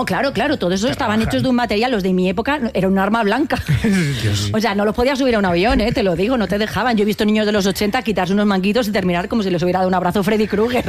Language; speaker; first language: Spanish; native; Spanish